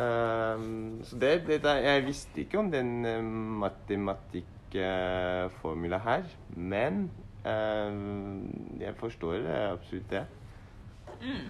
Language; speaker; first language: Norwegian; non-native, learner; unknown